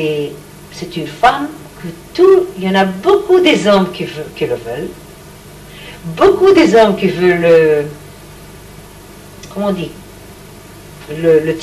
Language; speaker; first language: French; non-native, learner; Hebrew